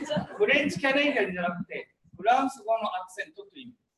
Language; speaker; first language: Japanese; native; Japanese